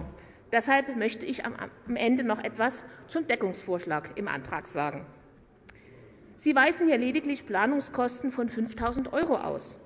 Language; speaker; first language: German; native; German